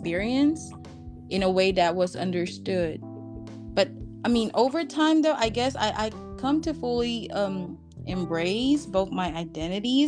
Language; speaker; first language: English; non-native, local second language; Filipino